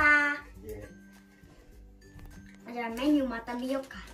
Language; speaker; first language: Japanese; early bilingual, other home language; Indonesian